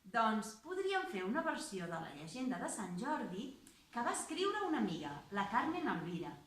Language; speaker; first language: Catalan; native; Catalan